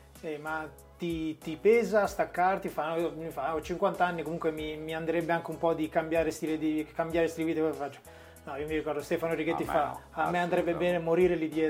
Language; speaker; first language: Italian; native; Italian